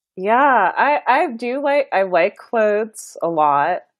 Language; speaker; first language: English; native; English